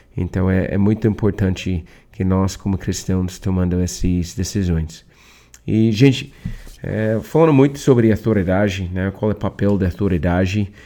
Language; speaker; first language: Portuguese; non-native, learner; English